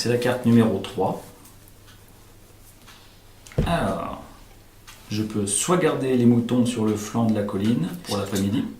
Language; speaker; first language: French; native; French